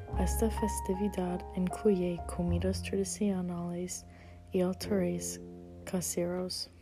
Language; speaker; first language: Spanish; non-native, learner; English